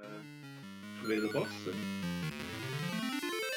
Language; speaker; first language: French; non-native, learner; English